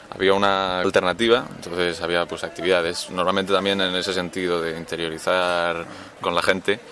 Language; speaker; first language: Spanish; native; Spanish